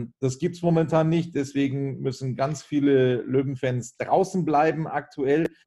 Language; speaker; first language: German; native; German